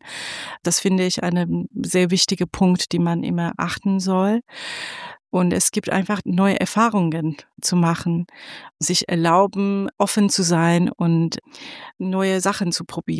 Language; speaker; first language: German; non-native, fluent; Persian